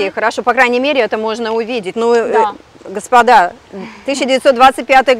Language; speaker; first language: Russian; native; Russian